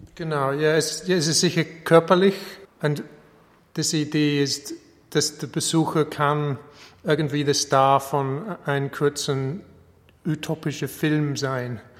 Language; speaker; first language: German; non-native, fluent; English